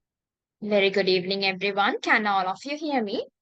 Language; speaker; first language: English; non-native, local second language; Sinhala